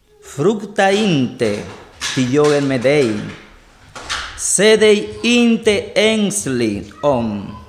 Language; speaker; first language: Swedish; non-native, learner; Spanish